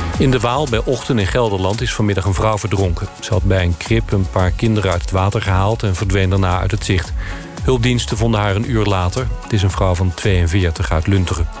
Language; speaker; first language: Dutch; native; Dutch